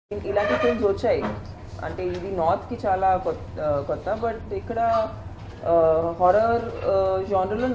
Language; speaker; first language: Telugu; non-native, fluent; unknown